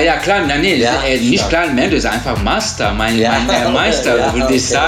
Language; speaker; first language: German; non-native, learner; Turkish